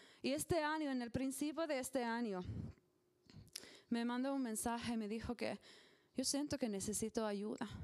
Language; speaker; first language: Spanish; non-native, learner; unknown